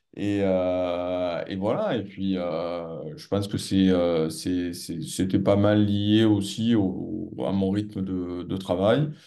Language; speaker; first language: French; native; French